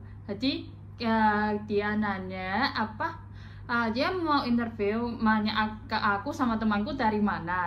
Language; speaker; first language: Indonesian; non-native, fluent; Chinese